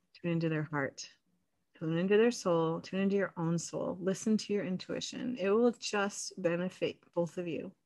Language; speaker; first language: English; native; English